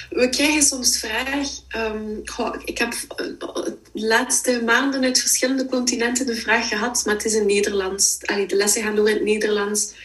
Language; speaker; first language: Dutch; native; Dutch